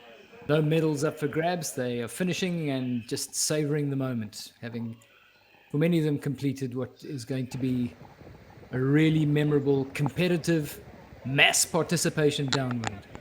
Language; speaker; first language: English; native; English